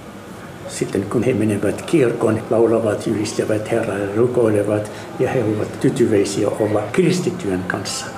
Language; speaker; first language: Finnish; non-native, fluent; Arabic